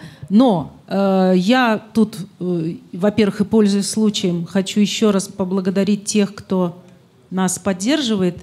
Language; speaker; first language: Russian; native; Russian